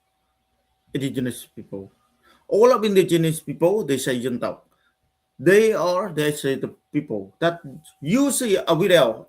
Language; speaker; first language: English; non-native, learner; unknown